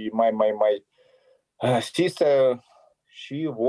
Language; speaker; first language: English; non-native, learner; Ukrainian